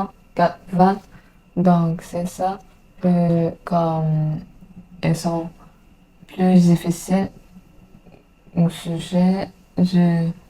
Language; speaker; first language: French; non-native, learner; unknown